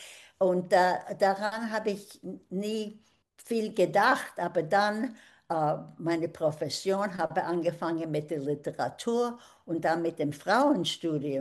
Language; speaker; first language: German; early bilingual, heritage; German